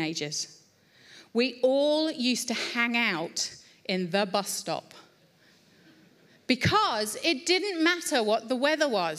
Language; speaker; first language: English; native; English